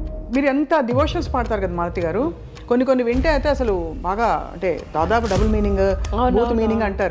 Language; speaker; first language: Telugu; native; Telugu